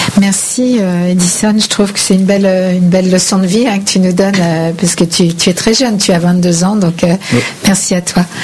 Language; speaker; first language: French; native; French